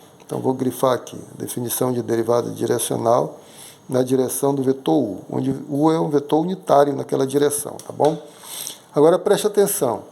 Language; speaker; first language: Portuguese; native; Portuguese